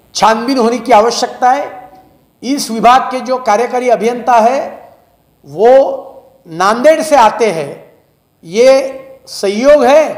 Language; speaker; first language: Hindi; non-native, local second language; Marathi